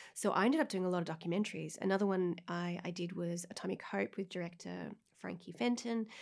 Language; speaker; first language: English; native; English